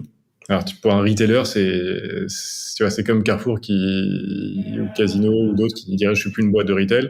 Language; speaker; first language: French; native; French